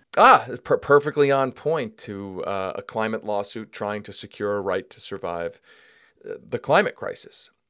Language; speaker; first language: English; native; English